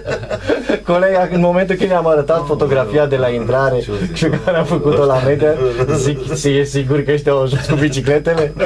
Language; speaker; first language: Romanian; native; Romanian